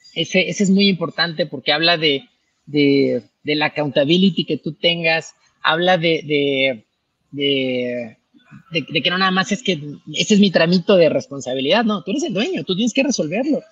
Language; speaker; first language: Spanish; native; Spanish